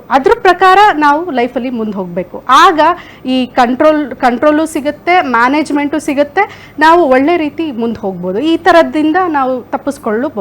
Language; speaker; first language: Kannada; native; Kannada